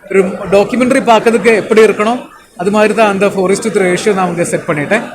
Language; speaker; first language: Tamil; non-native, learner; Malayalam